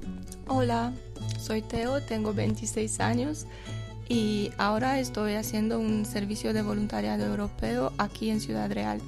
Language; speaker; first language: Spanish; non-native, fluent; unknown